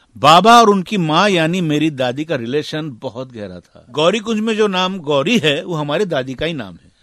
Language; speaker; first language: Hindi; native; Hindi